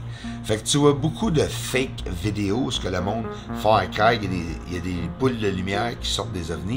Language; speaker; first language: French; native; French